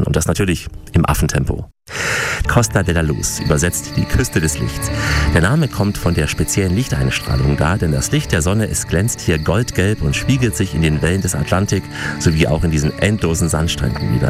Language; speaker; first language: German; native; German